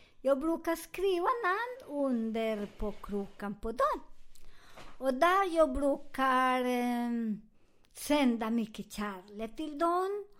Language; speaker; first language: Swedish; non-native, learner; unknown